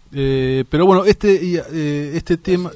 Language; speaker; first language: Spanish; native; Spanish